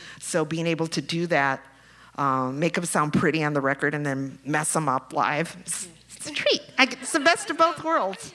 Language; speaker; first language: English; early bilingual, other home language; Spanish